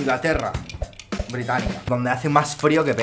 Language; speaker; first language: Spanish; native; Spanish